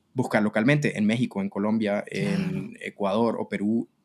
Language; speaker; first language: Spanish; native; Spanish